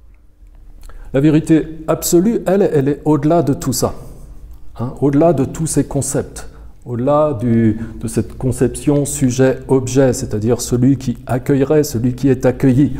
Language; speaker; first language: French; native; French